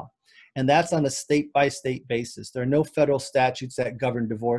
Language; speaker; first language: English; native; English